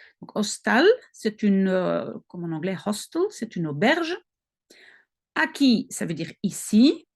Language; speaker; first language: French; non-native, local second language; Dutch